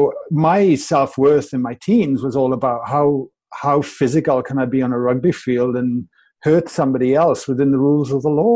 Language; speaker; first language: English; native; English